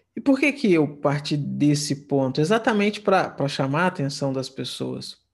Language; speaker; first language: Portuguese; native; Portuguese